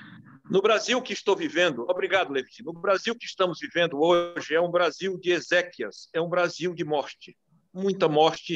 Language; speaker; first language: Portuguese; native; Portuguese